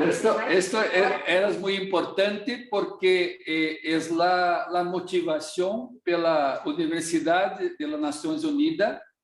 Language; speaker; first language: Spanish; non-native, learner; Portuguese